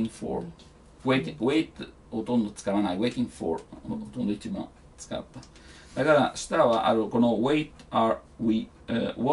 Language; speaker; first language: Japanese; non-native, learner; Italian